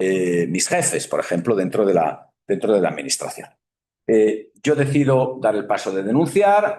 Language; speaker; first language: Spanish; native; Spanish